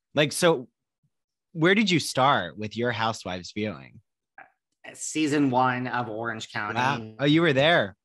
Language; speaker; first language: English; native; English